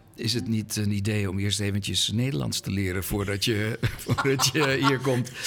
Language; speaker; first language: Dutch; early bilingual, other home language; English